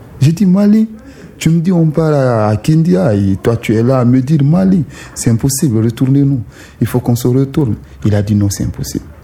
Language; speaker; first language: French; non-native, local second language; Susu